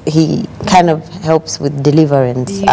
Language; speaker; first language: English; non-native, local second language; Ganda